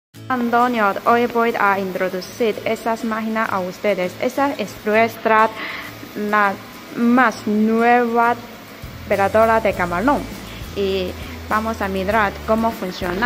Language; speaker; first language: Spanish; non-native, learner; Chinese